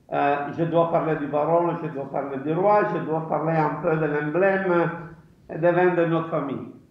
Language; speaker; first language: French; non-native, fluent; Italian